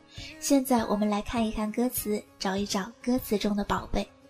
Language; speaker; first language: Chinese; native; Chinese